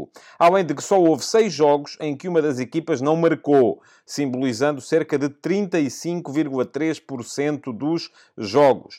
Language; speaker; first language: Portuguese; native; Portuguese